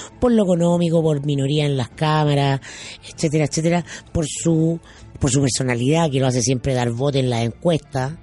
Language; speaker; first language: Spanish; native; Spanish